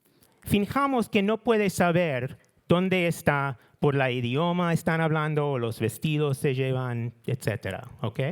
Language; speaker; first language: Spanish; non-native, learner; English